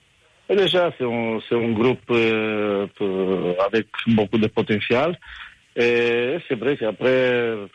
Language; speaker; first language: French; non-native, fluent; Romanian